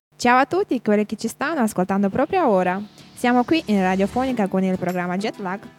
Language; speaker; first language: Italian; native; Italian